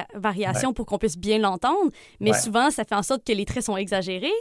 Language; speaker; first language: French; native; French